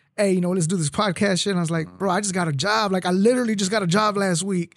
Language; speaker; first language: English; early bilingual, other home language; Spanish